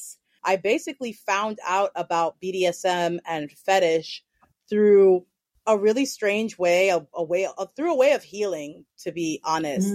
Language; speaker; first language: English; native; English